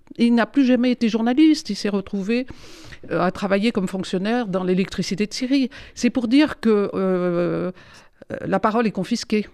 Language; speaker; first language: French; native; French